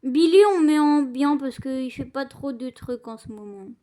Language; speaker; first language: French; native; French